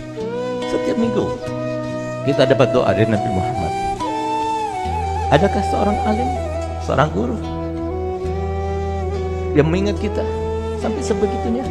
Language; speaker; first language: Indonesian; native; Indonesian